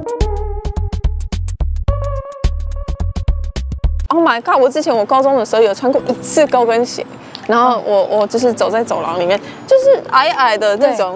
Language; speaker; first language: Chinese; non-native, fluent; English